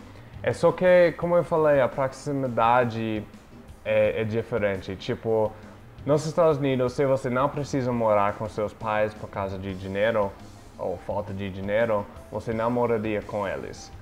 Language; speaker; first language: Portuguese; non-native, fluent; English